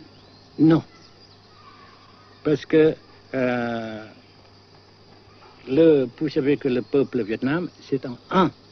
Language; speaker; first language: French; non-native, local second language; Vietnamese